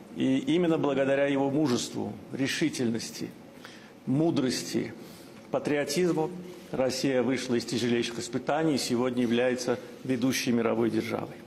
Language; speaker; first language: Russian; non-native, local second language; Azerbaijani